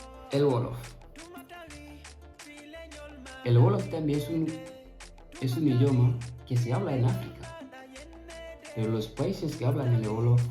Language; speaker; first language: Spanish; non-native, fluent; Fula